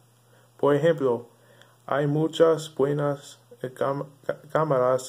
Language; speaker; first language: Spanish; non-native, learner; English